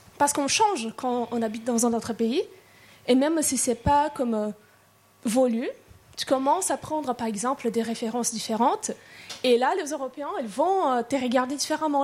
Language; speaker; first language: French; non-native, fluent; Portuguese